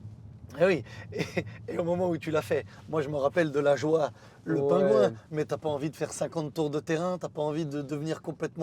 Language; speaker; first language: French; native; French